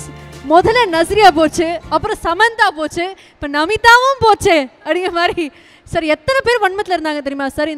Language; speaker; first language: Tamil; native; Tamil